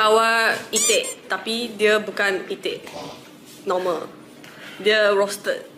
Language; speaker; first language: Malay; non-native, local second language; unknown